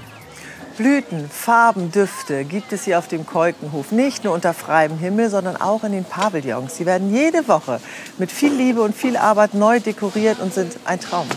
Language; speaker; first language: German; native; German